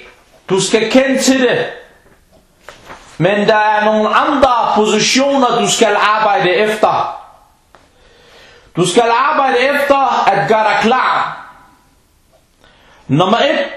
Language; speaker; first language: Danish; early bilingual, other home language; Arabic